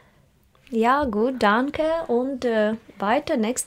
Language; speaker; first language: German; non-native, learner; Russian